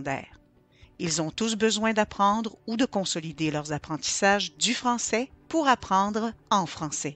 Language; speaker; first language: French; native; French